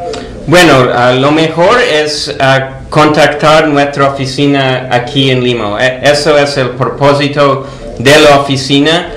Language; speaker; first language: Spanish; non-native, fluent; English